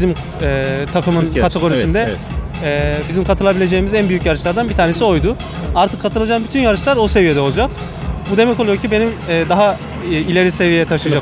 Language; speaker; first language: Turkish; native; Turkish